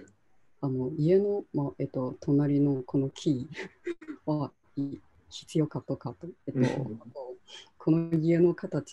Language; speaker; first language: Japanese; non-native, local second language; Chinese